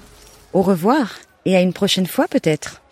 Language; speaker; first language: French; native; French